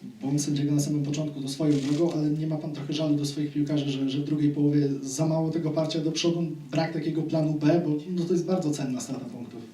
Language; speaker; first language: Polish; native; Polish